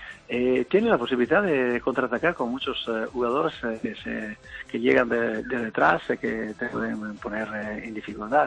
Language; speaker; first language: Spanish; non-native, fluent; Italian